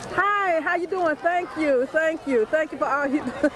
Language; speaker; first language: English; native; English